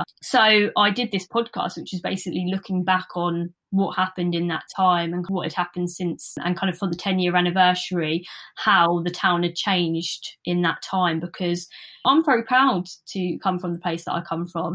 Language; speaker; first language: English; native; English